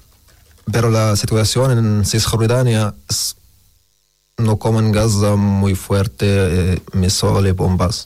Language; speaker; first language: Spanish; non-native, learner; Arabic